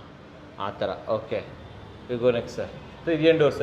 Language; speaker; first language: Kannada; native; Kannada